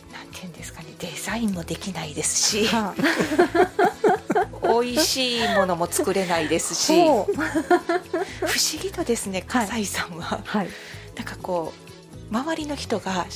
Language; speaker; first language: Japanese; native; Japanese